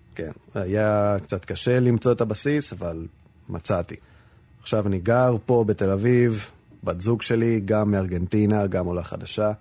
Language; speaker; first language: Hebrew; non-native, fluent; Spanish